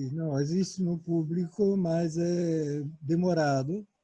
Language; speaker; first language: Portuguese; non-native, fluent; Italian